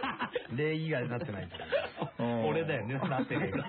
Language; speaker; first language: Japanese; native; Japanese